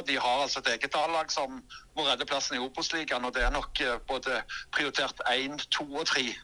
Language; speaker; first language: Norwegian; native; Norwegian